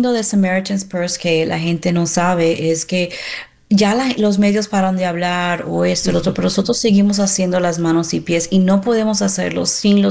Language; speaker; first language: Spanish; early bilingual, heritage; Spanish